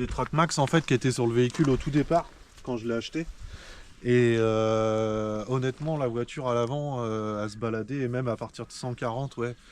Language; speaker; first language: French; native; French